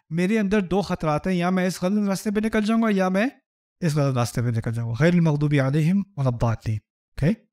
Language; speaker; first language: Urdu; native; Urdu